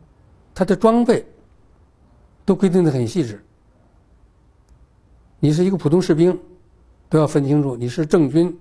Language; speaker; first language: Chinese; native; Chinese